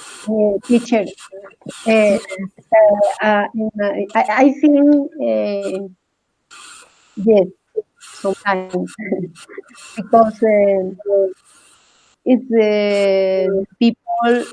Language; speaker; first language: English; non-native, learner; Spanish